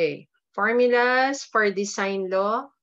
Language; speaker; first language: English; non-native, local second language; Filipino